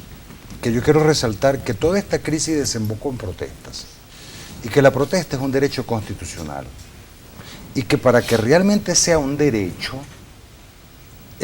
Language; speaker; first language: Spanish; native; Spanish